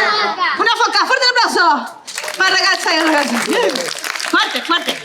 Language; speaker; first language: Italian; non-native, learner; Spanish